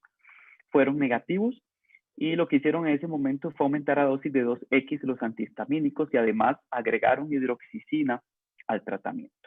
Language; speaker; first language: Spanish; native; Spanish